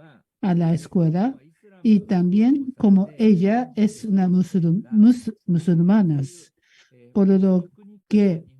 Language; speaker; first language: Spanish; non-native, learner; Japanese